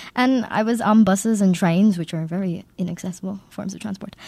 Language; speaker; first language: English; native; English